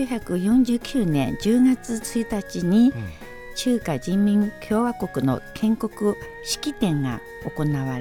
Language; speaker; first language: Japanese; non-native, fluent; Chinese